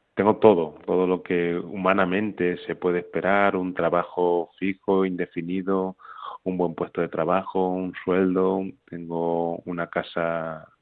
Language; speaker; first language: Spanish; native; Spanish